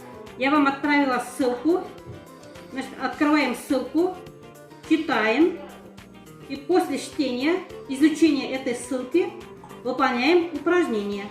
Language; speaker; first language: Russian; non-native, local second language; Bashkir